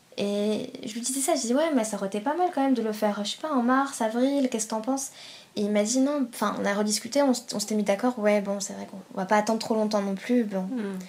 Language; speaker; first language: French; early bilingual, other home language; Persian